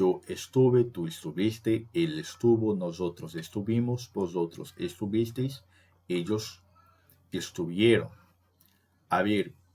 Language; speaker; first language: Spanish; non-native, fluent; Portuguese